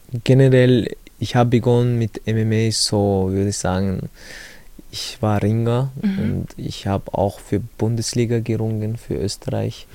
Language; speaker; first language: German; early bilingual, other home language; Chechen